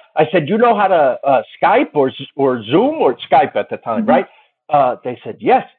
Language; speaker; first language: English; native; English